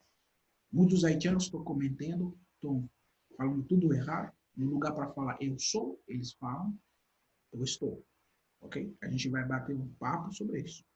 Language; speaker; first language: Portuguese; non-native, fluent; Haitian Creole